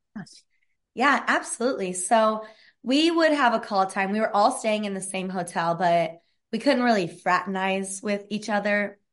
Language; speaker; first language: English; native; English